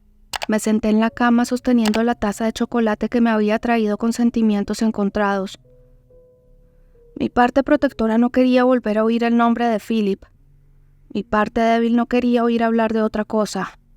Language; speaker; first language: Spanish; native; Spanish